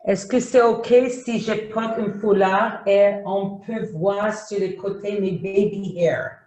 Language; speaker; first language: French; non-native, learner; English